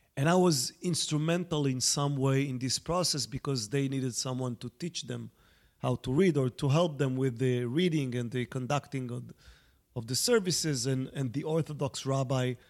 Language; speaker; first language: English; non-native, fluent; Hebrew